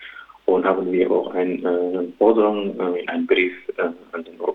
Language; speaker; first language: German; non-native, local second language; Arabic